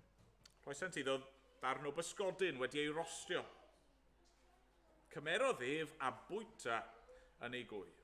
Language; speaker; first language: Welsh; native; Welsh